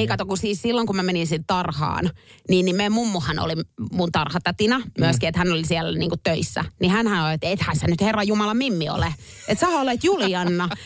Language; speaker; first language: Finnish; native; Finnish